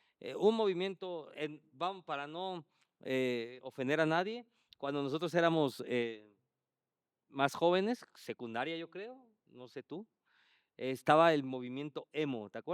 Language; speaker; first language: Spanish; native; Spanish